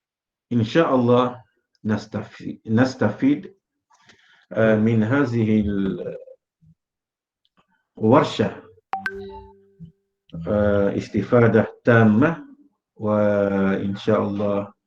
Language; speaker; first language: Arabic; non-native, fluent; Malay